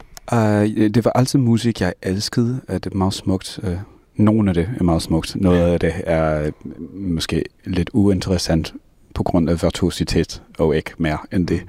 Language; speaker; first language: Danish; non-native, fluent; English